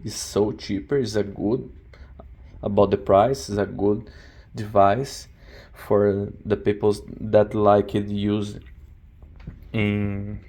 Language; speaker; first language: English; non-native, learner; Portuguese